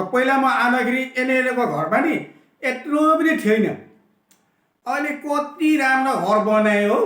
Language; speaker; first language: Nepali; non-native, local second language; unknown